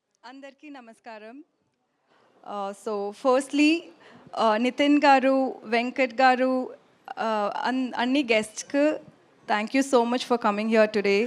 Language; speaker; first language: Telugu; non-native, learner; Tamil